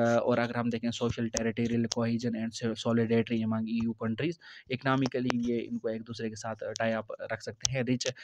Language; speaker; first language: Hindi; non-native, local second language; Kashmiri